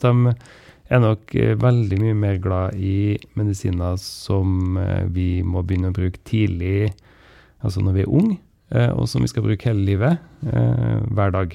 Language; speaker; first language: Norwegian; native; Norwegian